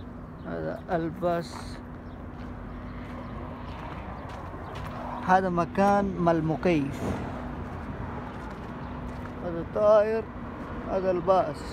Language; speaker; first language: Arabic; non-native, learner; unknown